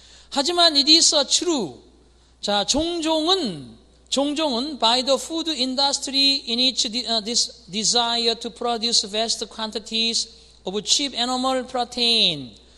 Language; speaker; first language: English; non-native, fluent; Korean